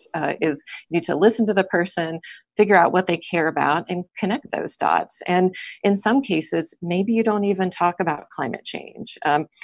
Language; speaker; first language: English; native; English